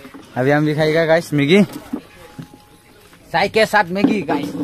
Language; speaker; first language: Hindi; non-native, local second language; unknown